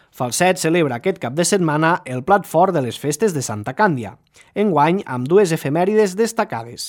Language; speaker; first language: Catalan; native; Catalan